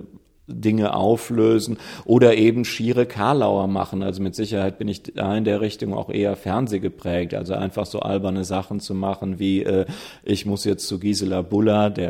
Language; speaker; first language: German; native; German